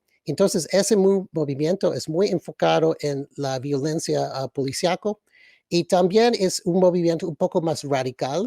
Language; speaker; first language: Spanish; early bilingual, other home language; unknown